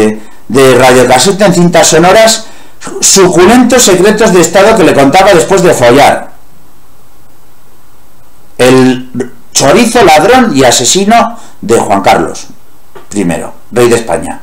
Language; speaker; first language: Spanish; native; Spanish